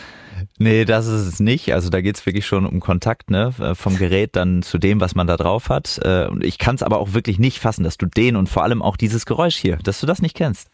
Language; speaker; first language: German; native; German